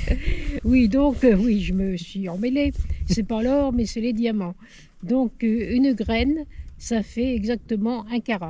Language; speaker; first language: French; native; French